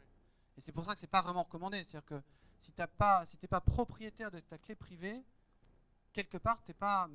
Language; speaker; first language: French; native; French